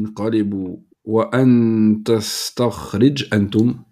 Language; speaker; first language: Arabic; non-native, fluent; French